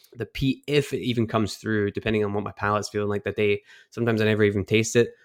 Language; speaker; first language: English; native; English